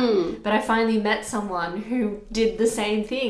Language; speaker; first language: English; native; English